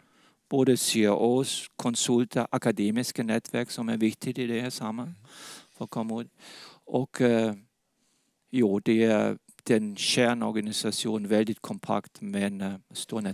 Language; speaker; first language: Swedish; non-native, fluent; Danish